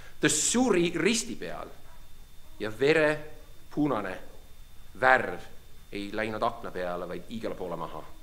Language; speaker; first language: Estonian; non-native, fluent; English